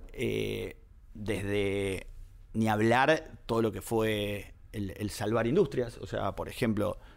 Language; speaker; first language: Spanish; native; Spanish